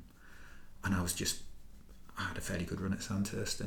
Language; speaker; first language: English; native; English